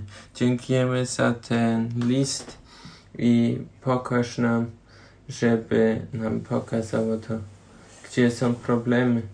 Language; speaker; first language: Polish; non-native, learner; German